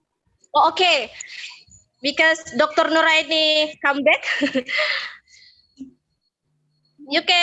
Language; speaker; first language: English; non-native, fluent; Indonesian